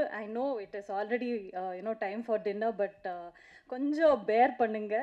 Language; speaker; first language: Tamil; non-native, learner; Kannada